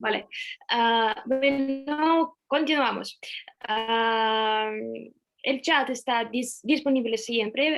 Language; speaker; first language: Spanish; non-native, fluent; Russian